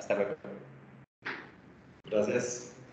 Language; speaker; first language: Spanish; native; Spanish